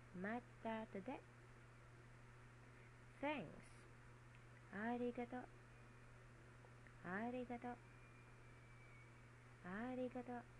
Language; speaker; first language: Japanese; non-native, learner; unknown